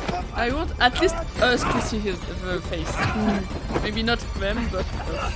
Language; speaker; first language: English; non-native, fluent; French